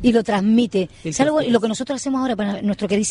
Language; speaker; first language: Spanish; native; Spanish